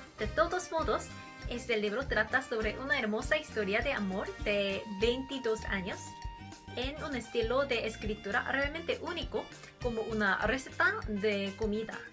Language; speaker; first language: Spanish; non-native, learner; Korean